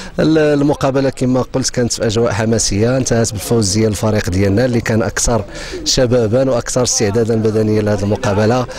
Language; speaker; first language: Arabic; native; Arabic